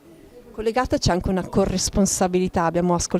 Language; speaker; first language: Italian; native; Italian